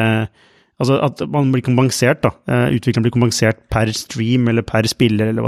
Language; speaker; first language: Norwegian; native; Norwegian